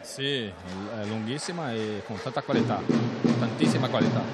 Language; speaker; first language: Italian; non-native, fluent; Portuguese